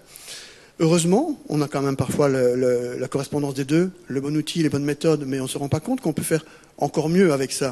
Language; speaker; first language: French; native; French